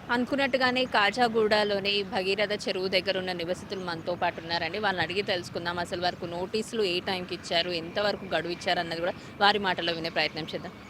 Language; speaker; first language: Telugu; native; Telugu